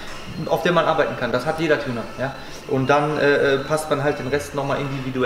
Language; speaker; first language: German; native; German